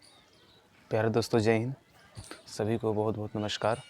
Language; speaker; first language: Hindi; native; Hindi